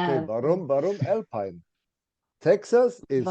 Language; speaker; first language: German; non-native, fluent; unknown